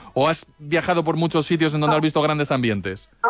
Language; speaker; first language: Spanish; native; Spanish